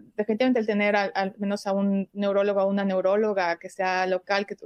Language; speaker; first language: Spanish; native; Spanish